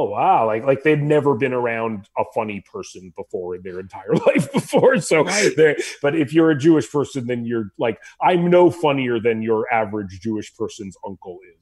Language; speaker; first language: English; native; English